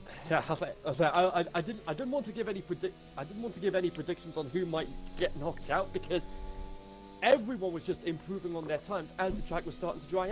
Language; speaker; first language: English; native; English